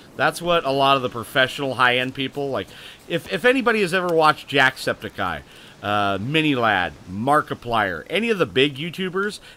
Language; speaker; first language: English; native; English